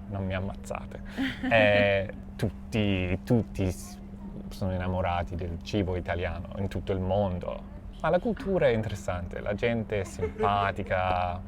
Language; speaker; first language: Italian; non-native, fluent; English